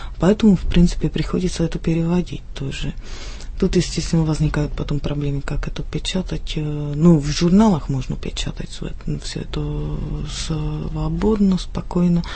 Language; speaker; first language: Russian; non-native, fluent; Czech